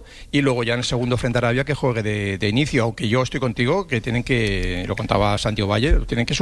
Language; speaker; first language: Spanish; native; Spanish